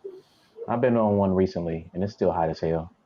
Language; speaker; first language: English; native; English